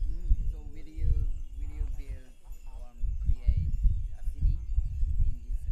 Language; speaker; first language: English; non-native, learner; Japanese